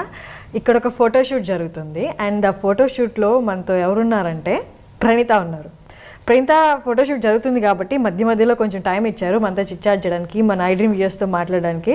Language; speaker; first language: Telugu; native; Telugu